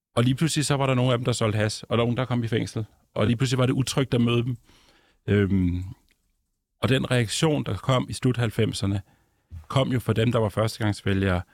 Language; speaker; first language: Danish; native; Danish